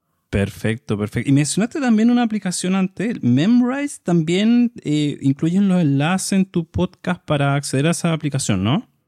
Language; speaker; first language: Spanish; native; Spanish